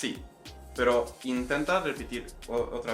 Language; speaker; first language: Spanish; non-native, fluent; Swedish